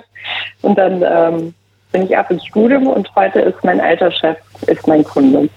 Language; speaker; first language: German; native; German